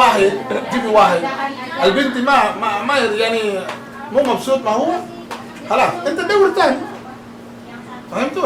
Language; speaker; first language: Arabic; non-native, learner; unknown